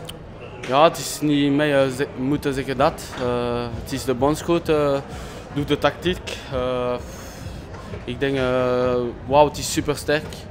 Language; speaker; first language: Dutch; non-native, local second language; French